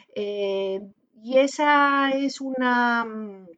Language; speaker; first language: Spanish; native; Spanish